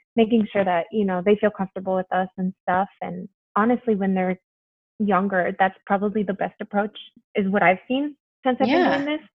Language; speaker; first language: English; early bilingual, other home language; Spanish